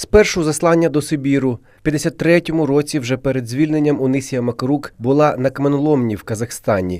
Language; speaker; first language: Ukrainian; native; Ukrainian